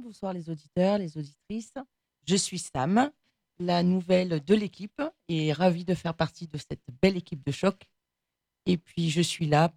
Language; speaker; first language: French; native; French